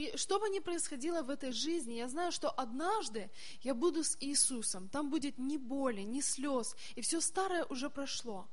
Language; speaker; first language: Russian; native; Russian